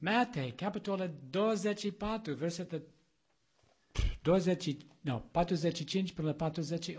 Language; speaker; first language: Romanian; non-native, learner; English